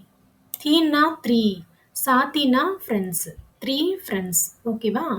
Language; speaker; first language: Tamil; native; Tamil